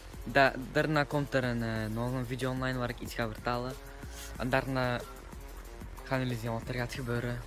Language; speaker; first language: Dutch; early bilingual, heritage; Turkish